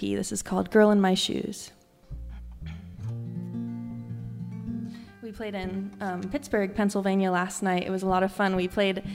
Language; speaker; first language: English; native; English